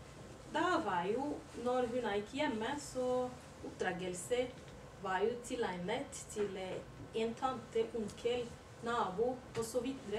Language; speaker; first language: Norwegian; non-native, learner; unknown